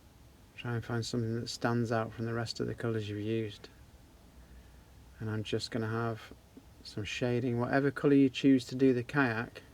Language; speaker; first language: English; native; English